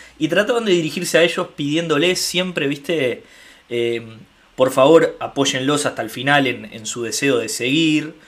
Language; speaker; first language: Spanish; native; Spanish